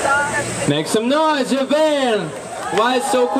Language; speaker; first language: English; non-native, learner; Ukrainian